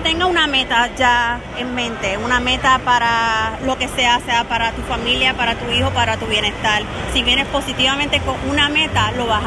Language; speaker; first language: Spanish; native; Spanish